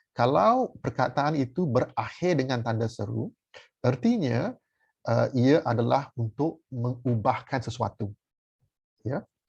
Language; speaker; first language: Malay; non-native, fluent; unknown